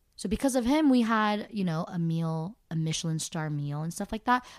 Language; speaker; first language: English; native; English